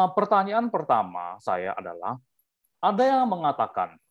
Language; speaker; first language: Indonesian; native; Indonesian